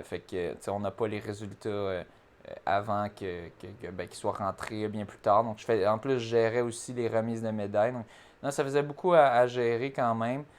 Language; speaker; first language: French; native; French